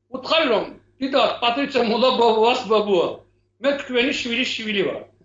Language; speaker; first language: Georgian; non-native, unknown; Turkish